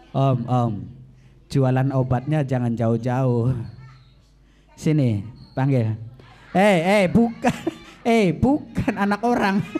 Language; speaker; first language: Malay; non-native, local second language; Javanese